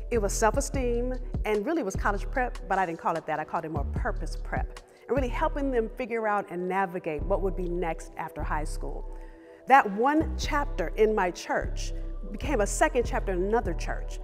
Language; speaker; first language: English; native; English